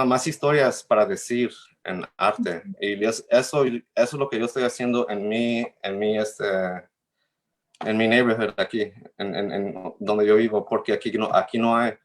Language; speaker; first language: Spanish; early bilingual, heritage; Spanish